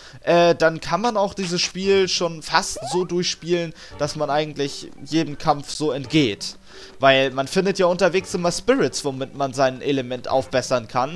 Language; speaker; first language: German; native; German